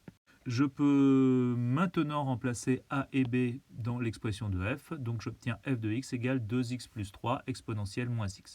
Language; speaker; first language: French; native; French